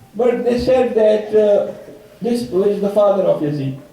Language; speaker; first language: English; non-native, local second language; Urdu